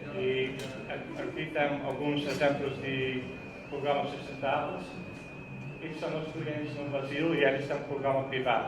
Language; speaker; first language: Portuguese; non-native, fluent; Dutch